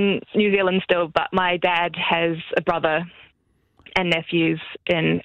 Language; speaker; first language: English; native; English